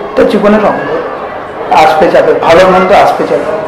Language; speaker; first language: Bangla; native; Bangla